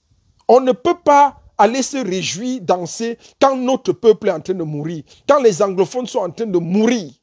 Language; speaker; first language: French; native; French